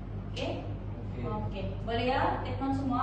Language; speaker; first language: Malay; native; Malay